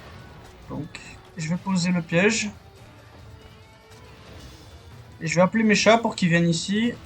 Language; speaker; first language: French; native; French